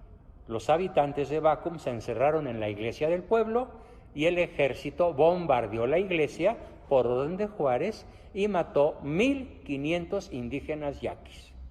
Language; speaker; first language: Spanish; native; Spanish